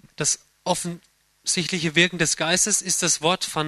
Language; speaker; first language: German; native; German